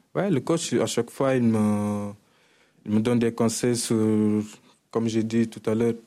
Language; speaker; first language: French; non-native, local second language; Wolof